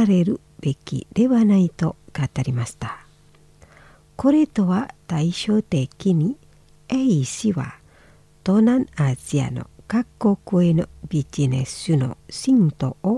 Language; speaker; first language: Japanese; non-native, fluent; Indonesian